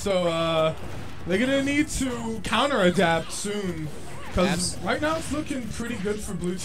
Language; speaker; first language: English; native; English